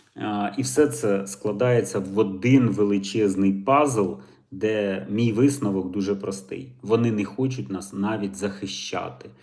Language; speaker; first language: Ukrainian; native; Ukrainian